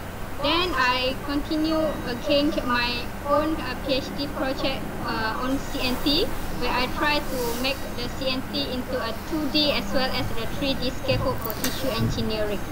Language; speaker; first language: English; non-native, local second language; Malay